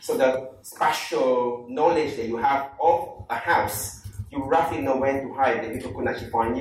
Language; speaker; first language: English; non-native, local second language; Malay